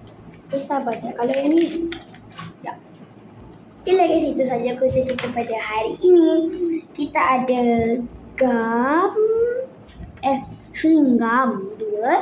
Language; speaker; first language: Malay; native; Malay